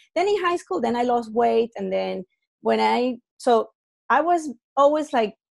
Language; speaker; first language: English; non-native, fluent; Spanish